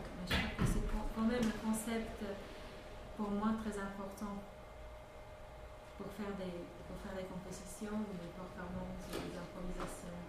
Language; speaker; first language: French; non-native, fluent; English